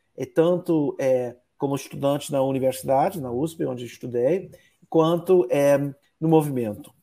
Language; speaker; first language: Portuguese; non-native, fluent; English